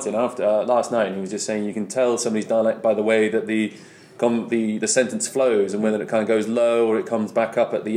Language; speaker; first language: English; native; English